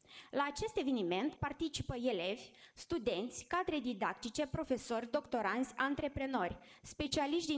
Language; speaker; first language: Romanian; native; Romanian